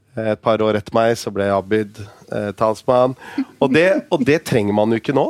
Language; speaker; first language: Norwegian; early bilingual, other home language; Urdu